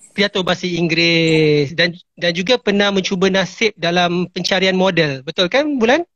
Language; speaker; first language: Malay; native; Malay